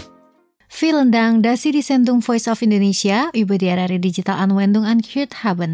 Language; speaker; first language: German; non-native, fluent; Indonesian